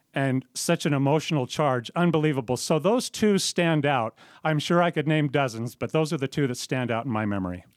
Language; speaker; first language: English; native; English